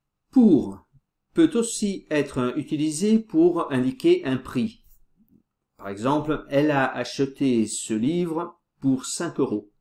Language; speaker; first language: French; non-native, fluent; Portuguese